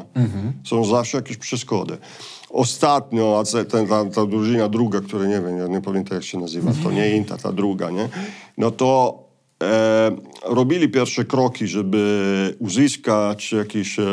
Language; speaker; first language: Polish; non-native, fluent; Italian